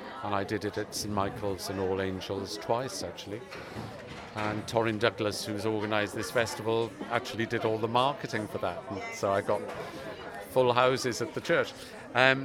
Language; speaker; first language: English; native; English